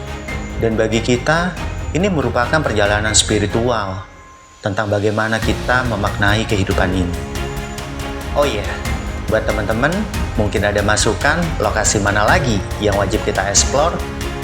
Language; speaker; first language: Indonesian; native; Indonesian